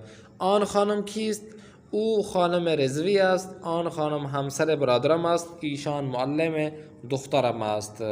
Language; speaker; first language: Persian; non-native, fluent; Urdu